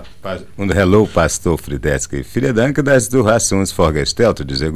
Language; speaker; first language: German; non-native, learner; Portuguese